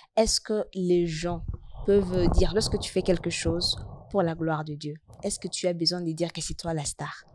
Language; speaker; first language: French; non-native, local second language; Rundi